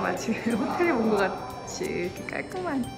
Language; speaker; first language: Korean; native; Korean